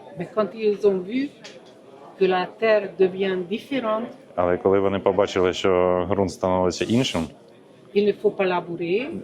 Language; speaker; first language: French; non-native, fluent; Ukrainian